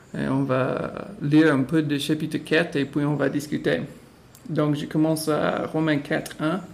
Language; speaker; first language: French; non-native, fluent; English